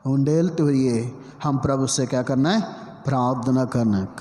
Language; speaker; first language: Hindi; non-native, local second language; Telugu